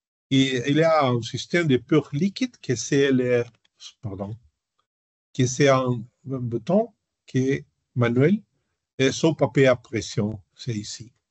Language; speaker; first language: French; non-native, learner; Spanish